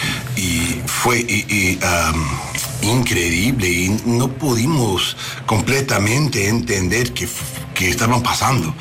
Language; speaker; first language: Spanish; non-native, learner; English